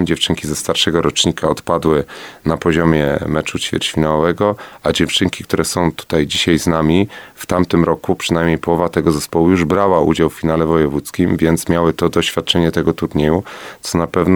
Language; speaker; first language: Polish; native; Polish